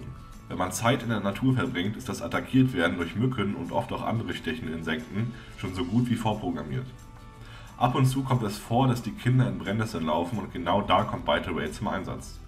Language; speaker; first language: German; native; German